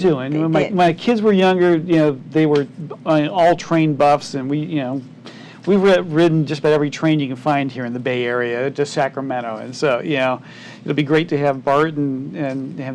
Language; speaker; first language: English; native; English